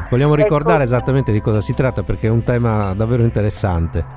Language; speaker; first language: Italian; native; Italian